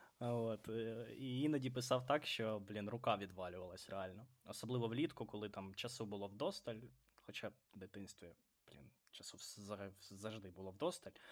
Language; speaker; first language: Ukrainian; non-native, local second language; Russian